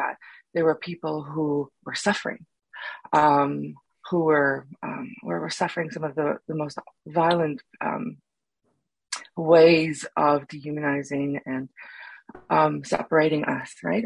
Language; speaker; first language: English; non-native, local second language; Afrikaans